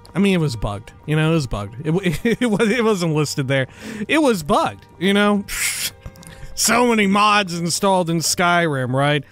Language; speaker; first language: English; native; English